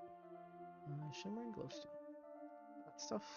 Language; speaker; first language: English; native; English